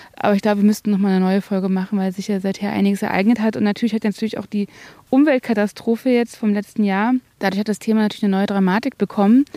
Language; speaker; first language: German; native; German